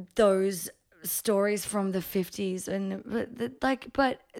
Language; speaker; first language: English; early bilingual, other home language; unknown